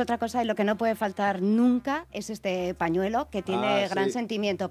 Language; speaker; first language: Spanish; native; Spanish